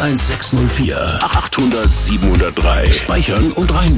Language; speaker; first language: German; native; German